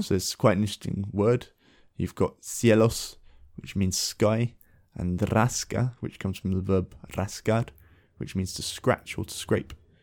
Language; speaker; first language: English; native; English